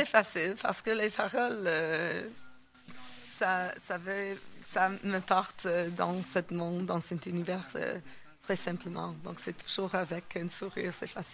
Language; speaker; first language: French; non-native, fluent; English